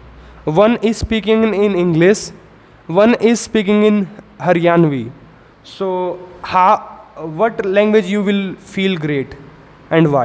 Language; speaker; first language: English; non-native, local second language; Hindi